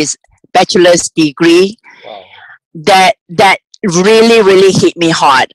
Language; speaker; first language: English; non-native, local second language; Cantonese